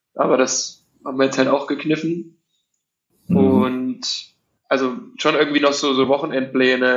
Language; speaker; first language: German; native; German